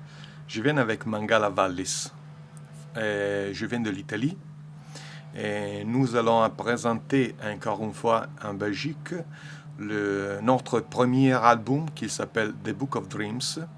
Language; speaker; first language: French; non-native, learner; Italian